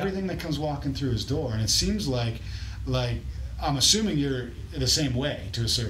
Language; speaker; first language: English; native; English